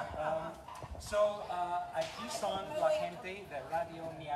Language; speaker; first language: Spanish; non-native, learner; English